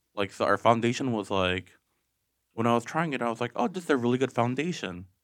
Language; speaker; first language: English; native; English